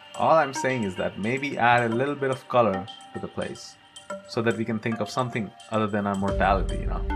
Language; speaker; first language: English; non-native, local second language; Hindi